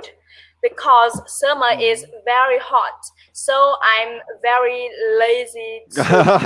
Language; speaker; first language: English; non-native, learner; Vietnamese